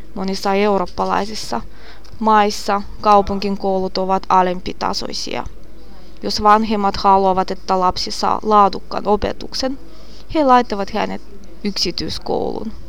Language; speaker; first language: Finnish; non-native, fluent; Russian